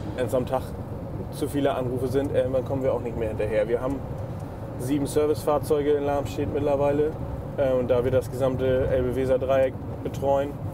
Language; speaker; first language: German; native; German